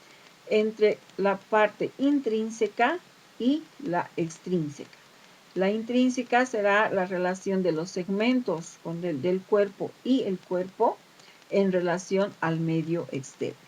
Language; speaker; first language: Spanish; native; Spanish